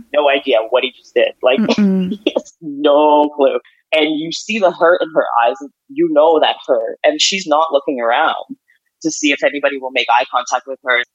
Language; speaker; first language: English; early bilingual, other home language; Ukrainian